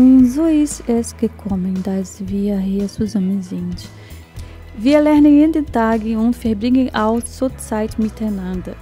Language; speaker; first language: German; non-native, fluent; Portuguese